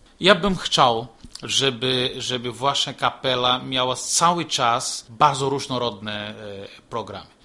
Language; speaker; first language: Polish; non-native, fluent; Portuguese